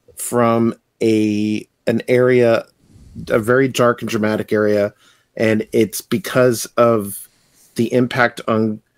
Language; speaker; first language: English; native; English